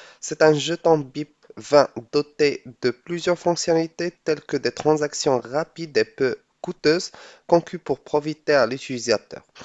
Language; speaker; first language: French; non-native, local second language; Arabic